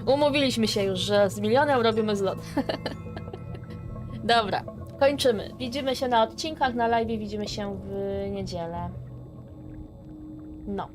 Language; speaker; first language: Polish; native; Polish